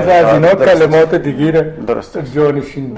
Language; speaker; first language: Persian; native; Persian